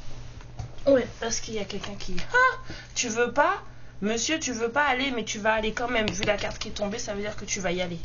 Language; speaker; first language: French; native; French